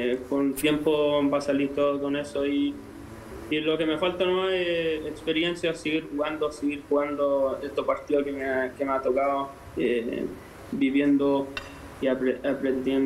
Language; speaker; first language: Spanish; native; Spanish